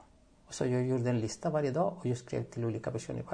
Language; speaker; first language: Swedish; non-native, fluent; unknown